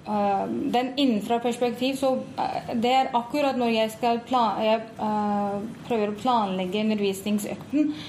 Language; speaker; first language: Norwegian; non-native, fluent; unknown